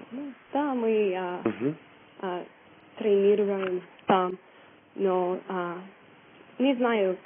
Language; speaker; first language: Russian; non-native, learner; English